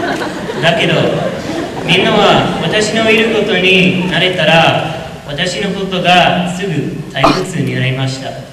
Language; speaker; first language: Japanese; non-native, learner; English